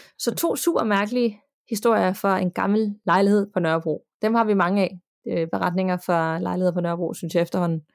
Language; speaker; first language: Danish; native; Danish